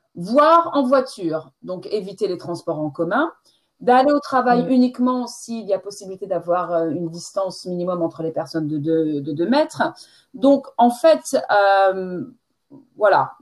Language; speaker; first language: French; native; French